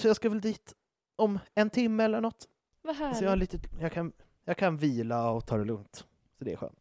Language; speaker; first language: Swedish; native; Swedish